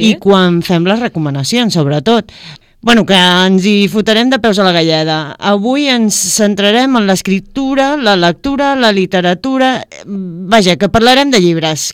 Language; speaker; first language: Catalan; native; Catalan